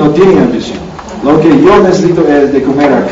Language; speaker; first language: Spanish; non-native, learner; English